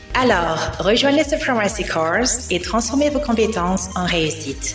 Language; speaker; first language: French; non-native, local second language; Malagasy